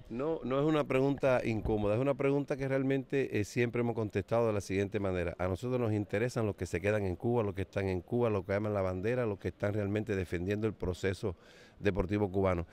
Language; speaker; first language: Spanish; native; Spanish